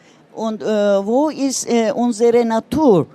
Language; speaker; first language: German; non-native, learner; Turkish